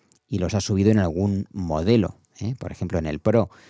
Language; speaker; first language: Spanish; native; Spanish